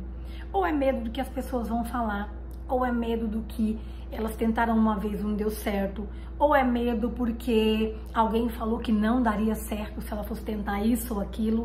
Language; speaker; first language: Portuguese; native; Portuguese